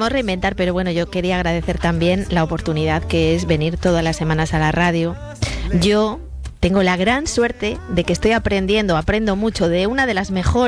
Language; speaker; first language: Spanish; native; Spanish